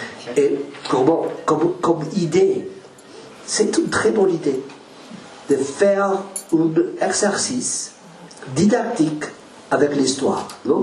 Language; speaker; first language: French; non-native, learner; Spanish